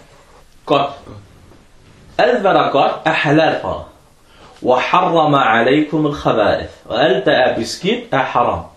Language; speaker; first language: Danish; early bilingual, other home language; Arabic